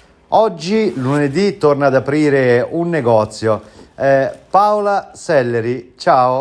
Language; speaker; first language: Italian; native; Italian